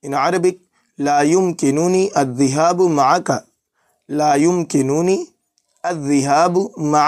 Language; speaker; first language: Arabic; non-native, fluent; Urdu